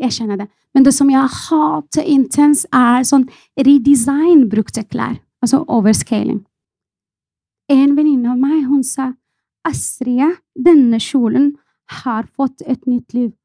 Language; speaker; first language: Norwegian; non-native, fluent; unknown